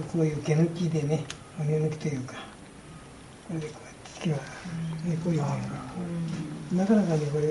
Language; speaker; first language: Japanese; native; Japanese